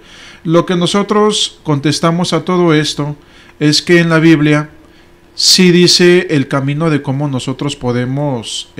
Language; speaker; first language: Spanish; native; Spanish